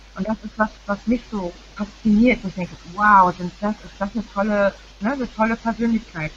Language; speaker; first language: German; native; German